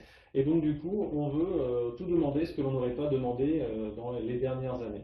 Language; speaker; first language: French; native; French